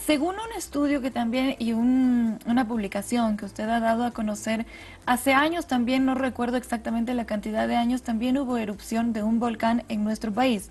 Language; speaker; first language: Spanish; native; Spanish